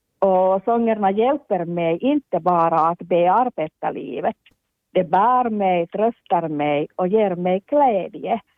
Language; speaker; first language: Swedish; non-native, local second language; Finnish